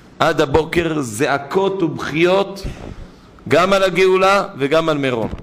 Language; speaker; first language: Hebrew; native; Hebrew